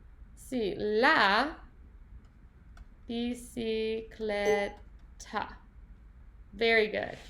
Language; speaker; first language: Spanish; non-native, learner; English